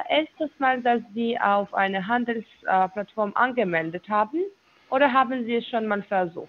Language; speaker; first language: German; non-native, learner; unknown